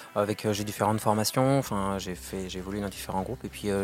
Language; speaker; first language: French; native; French